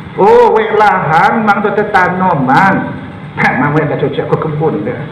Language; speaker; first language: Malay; non-native, local second language; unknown